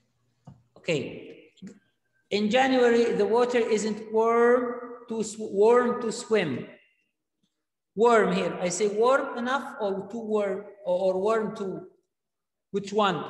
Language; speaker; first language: English; non-native, fluent; Arabic